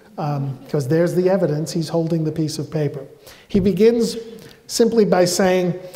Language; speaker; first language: English; native; English